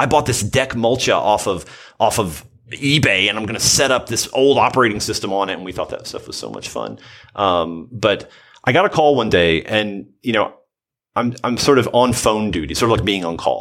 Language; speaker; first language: English; native; English